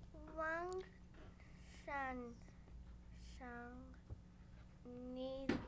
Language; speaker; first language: Chinese; non-native, learner; English